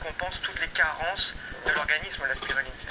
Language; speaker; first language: French; native; French